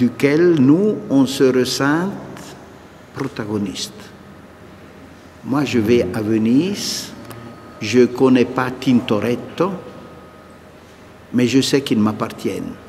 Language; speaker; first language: French; non-native, fluent; Italian